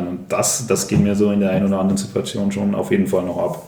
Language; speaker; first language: German; native; German